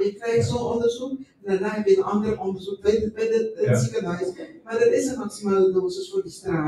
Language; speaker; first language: Dutch; non-native, local second language; Papiamento